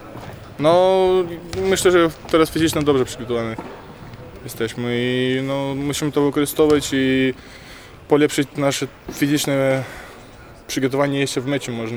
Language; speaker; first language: Polish; non-native, fluent; Russian